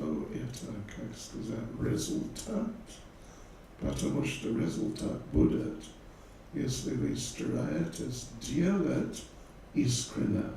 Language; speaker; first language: Russian; non-native, learner; English